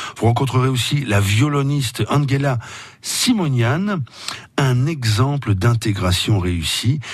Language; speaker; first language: French; native; French